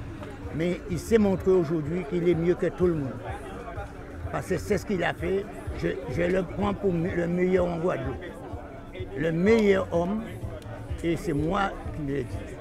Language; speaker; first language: French; non-native, local second language; Guadeloupean Creole French